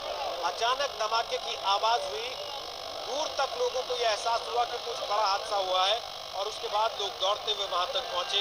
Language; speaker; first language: Hindi; native; Hindi